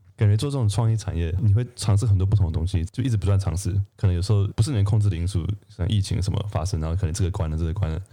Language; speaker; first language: Chinese; native; Chinese